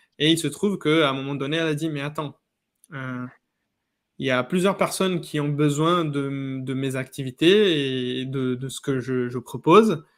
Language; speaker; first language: French; non-native, fluent; Portuguese